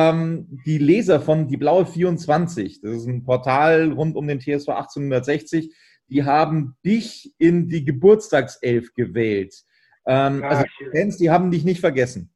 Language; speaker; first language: German; native; German